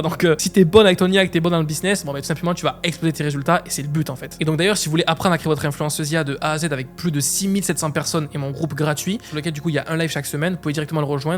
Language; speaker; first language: French; native; French